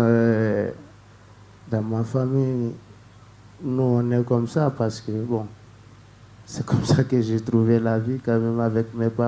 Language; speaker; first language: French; non-native, learner; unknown